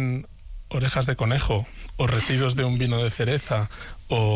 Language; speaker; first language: Spanish; native; Spanish